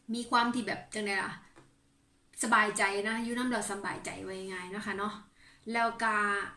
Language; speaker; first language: Thai; native; Thai